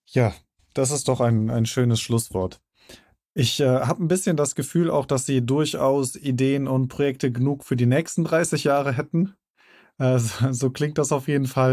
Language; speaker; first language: German; native; German